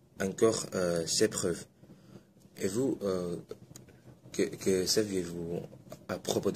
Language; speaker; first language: French; non-native, fluent; Indonesian